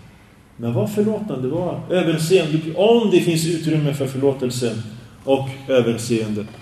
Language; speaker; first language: Swedish; early bilingual, other home language; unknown